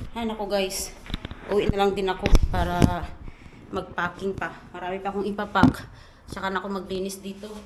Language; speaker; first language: Filipino; native; Filipino